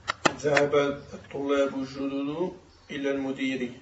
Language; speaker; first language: Arabic; non-native, learner; French